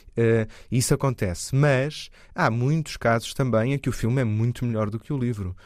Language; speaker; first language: Portuguese; native; Portuguese